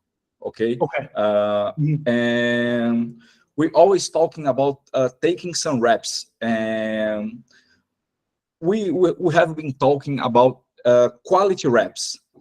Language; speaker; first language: English; non-native, fluent; Portuguese